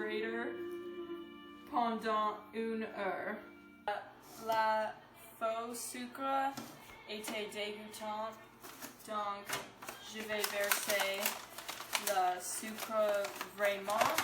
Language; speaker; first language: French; non-native, learner; English